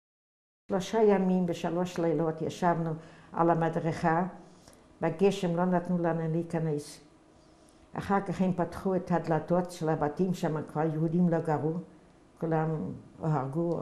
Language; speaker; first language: Hebrew; non-native, fluent; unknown